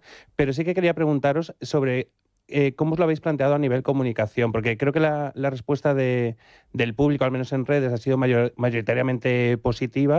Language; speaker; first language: Spanish; native; Spanish